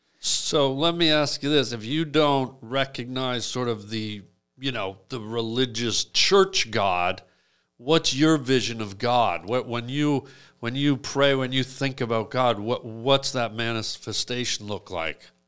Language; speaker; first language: English; native; English